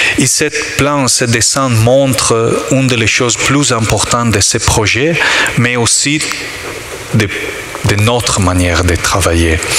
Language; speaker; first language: French; non-native, learner; Italian